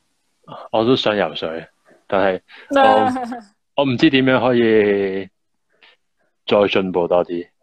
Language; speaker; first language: Chinese; early bilingual, heritage; Cantonese